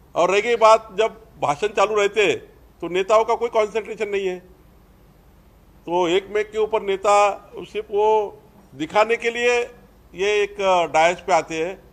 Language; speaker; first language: Hindi; non-native, local second language; Marathi